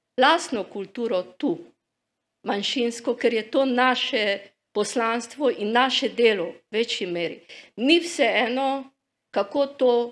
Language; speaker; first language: Slovenian; non-native, local second language; Hungarian